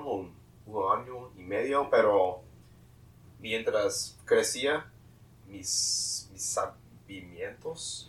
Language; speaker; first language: Spanish; non-native, learner; English